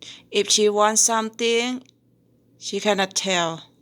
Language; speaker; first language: English; non-native, learner; Thai